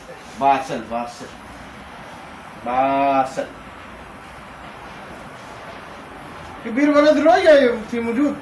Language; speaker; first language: Arabic; non-native, learner; Urdu